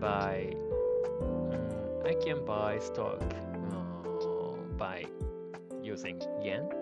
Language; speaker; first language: English; non-native, learner; Japanese